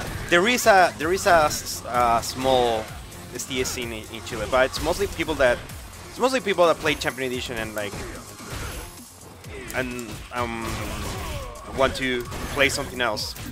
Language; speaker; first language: English; non-native, fluent; Spanish